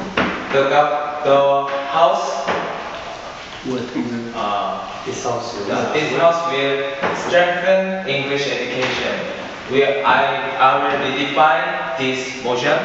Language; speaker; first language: English; non-native, learner; Korean